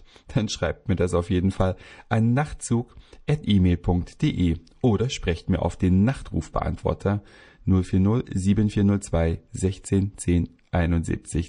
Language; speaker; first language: German; native; German